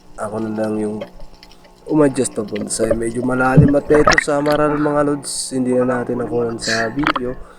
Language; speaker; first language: Filipino; non-native, local second language; Waray